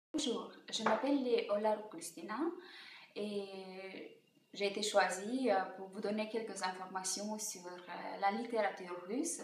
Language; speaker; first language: French; non-native, fluent; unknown